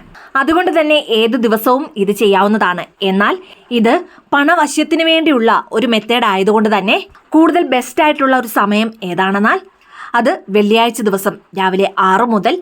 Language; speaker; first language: Malayalam; native; Malayalam